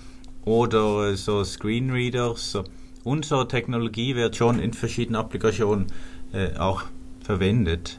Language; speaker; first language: German; non-native, fluent; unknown